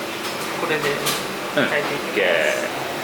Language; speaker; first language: Japanese; native; Japanese